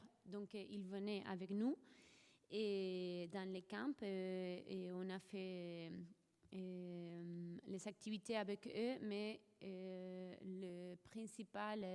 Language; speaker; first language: French; non-native, fluent; Spanish